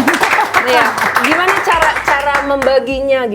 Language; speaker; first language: Indonesian; native; Indonesian